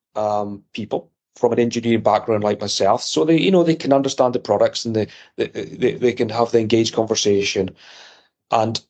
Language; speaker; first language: English; native; English